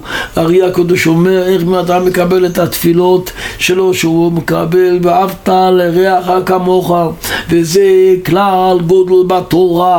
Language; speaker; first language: Hebrew; non-native, local second language; Yiddish